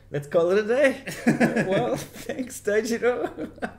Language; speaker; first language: English; native; English